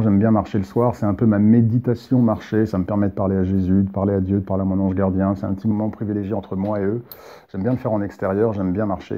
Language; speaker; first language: French; native; French